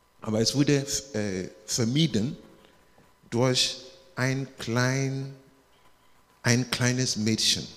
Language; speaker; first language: German; non-native, learner; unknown